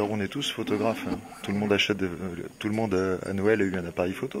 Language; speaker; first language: French; native; French